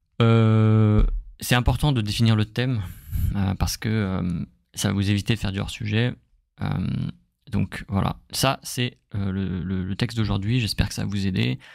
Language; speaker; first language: French; native; French